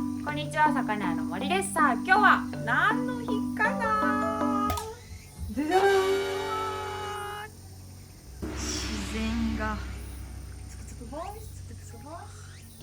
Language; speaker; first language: Japanese; native; Japanese